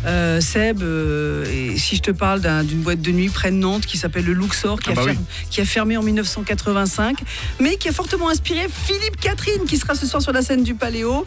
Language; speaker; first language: French; native; French